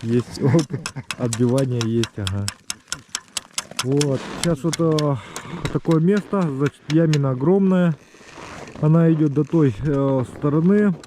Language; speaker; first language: Russian; native; Russian